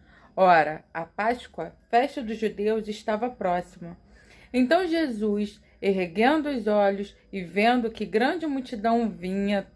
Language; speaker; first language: Portuguese; native; Portuguese